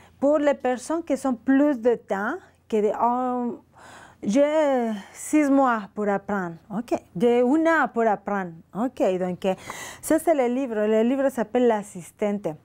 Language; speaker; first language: French; non-native, learner; Spanish